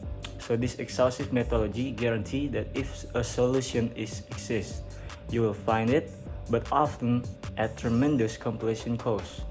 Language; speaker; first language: English; non-native, learner; Indonesian